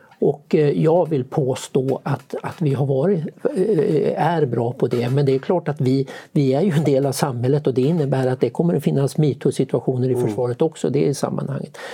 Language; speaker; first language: Swedish; native; Swedish